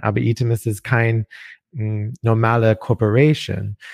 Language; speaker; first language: German; non-native, learner; English